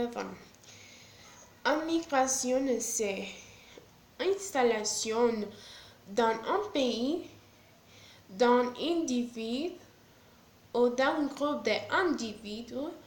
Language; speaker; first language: French; non-native, learner; Spanish